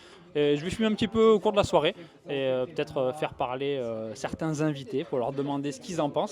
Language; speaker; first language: French; native; French